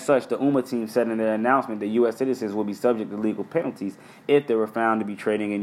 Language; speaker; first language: English; native; English